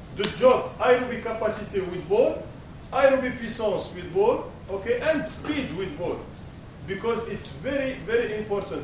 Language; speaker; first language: English; non-native, learner; Arabic